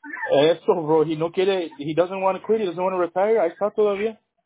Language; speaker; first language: English; early bilingual, other home language; Spanish